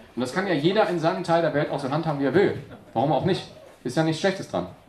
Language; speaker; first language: German; native; German